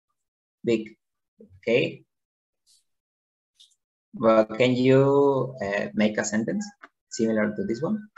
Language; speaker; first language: English; non-native, fluent; Spanish